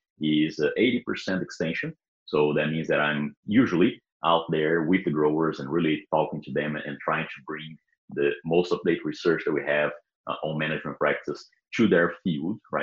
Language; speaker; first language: English; non-native, fluent; Portuguese